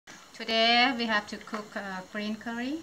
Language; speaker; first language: English; non-native, learner; Thai